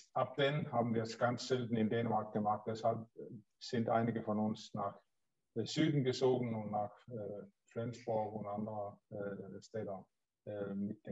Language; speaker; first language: German; non-native, learner; Danish